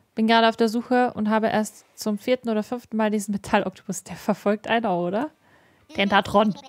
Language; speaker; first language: German; native; German